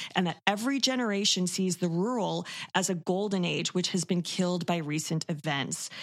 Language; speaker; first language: English; native; English